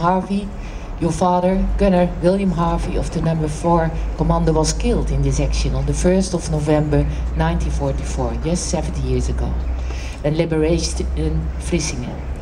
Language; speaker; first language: English; non-native, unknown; Dutch